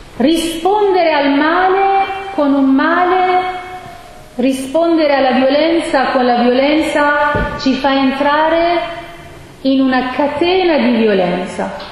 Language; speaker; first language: Italian; non-native, fluent; Persian